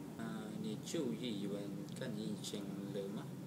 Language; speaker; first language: Chinese; non-native, learner; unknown